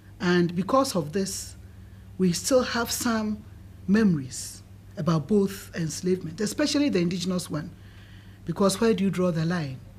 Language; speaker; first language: English; non-native, local second language; Akan